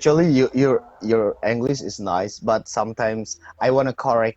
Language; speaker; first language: English; non-native, learner; Indonesian